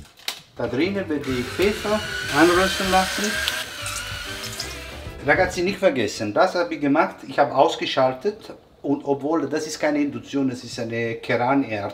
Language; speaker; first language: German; non-native, learner; Italian